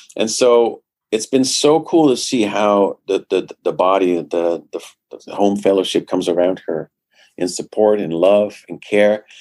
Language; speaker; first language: English; non-native, fluent; Dutch